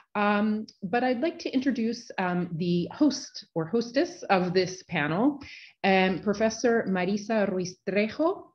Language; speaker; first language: English; native; English